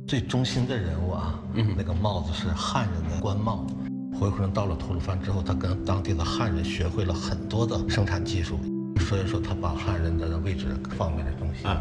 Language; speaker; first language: Chinese; native; Chinese